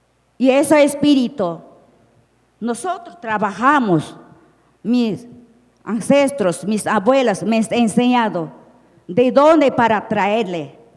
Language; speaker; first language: Spanish; non-native, local second language; Shipibo-Conibo